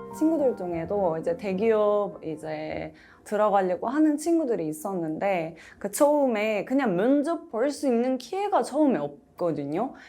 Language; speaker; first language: Korean; non-native, fluent; Turkish